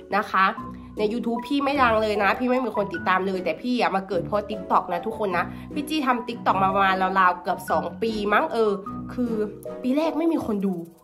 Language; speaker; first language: Thai; native; Thai